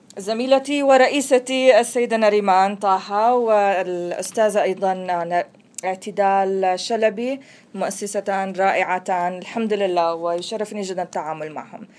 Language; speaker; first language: Arabic; native; Arabic